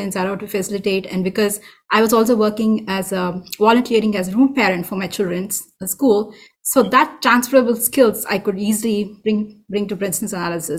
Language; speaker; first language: English; non-native, local second language; Tamil